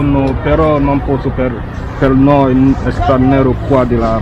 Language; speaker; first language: Italian; non-native, learner; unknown